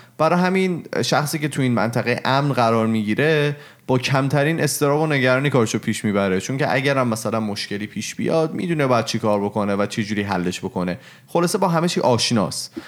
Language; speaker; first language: Persian; native; Persian